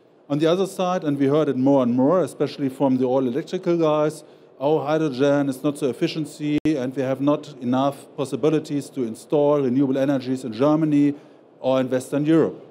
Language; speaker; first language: English; non-native, fluent; German